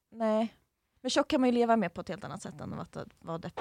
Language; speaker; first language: Swedish; native; Swedish